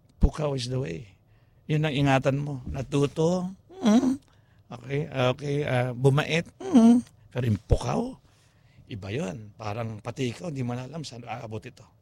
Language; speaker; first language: Filipino; non-native, local second language; Pampanga